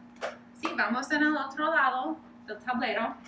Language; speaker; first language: Spanish; non-native, learner; English